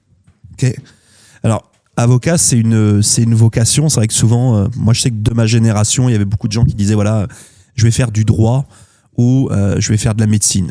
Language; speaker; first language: French; native; French